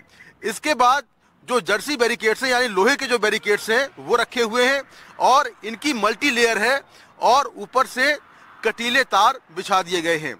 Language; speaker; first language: Hindi; native; Hindi